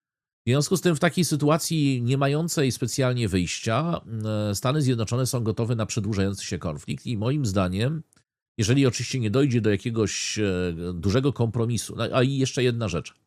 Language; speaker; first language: Polish; native; Polish